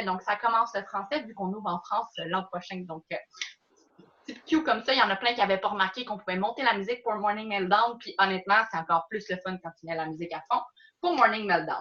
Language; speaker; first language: French; native; French